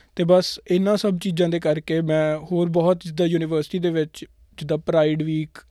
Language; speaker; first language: Punjabi; native; Punjabi